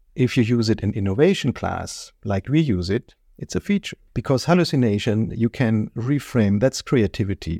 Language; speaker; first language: English; non-native, fluent; German